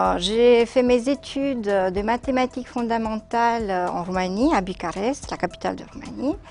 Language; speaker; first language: French; non-native, fluent; Romanian